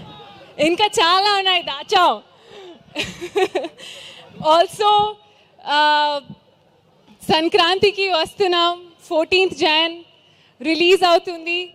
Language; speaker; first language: Telugu; non-native, learner; Hindi